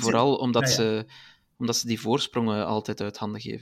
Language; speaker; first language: Dutch; native; Dutch